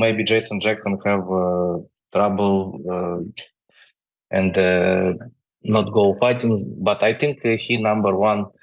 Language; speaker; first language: English; non-native, learner; Ukrainian